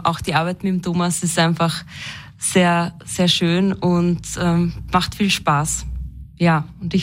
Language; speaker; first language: German; native; German